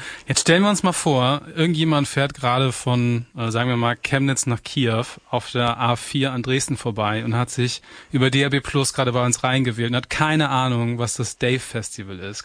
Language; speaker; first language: German; native; German